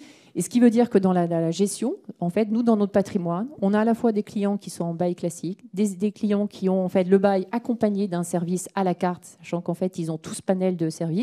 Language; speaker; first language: French; native; French